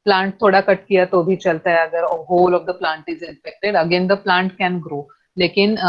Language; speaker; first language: Hindi; non-native, local second language; Marathi